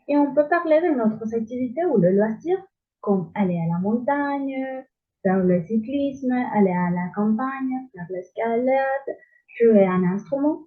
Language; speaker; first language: French; non-native, learner; Spanish